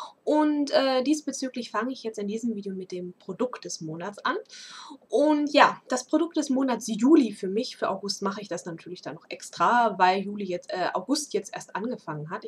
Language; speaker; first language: German; native; German